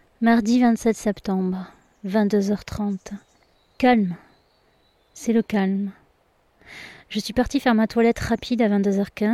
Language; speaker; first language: French; native; French